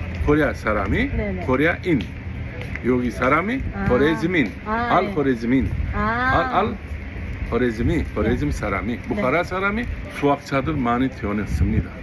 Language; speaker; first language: Korean; non-native, learner; Uzbek